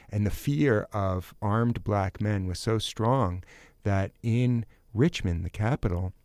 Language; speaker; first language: English; native; English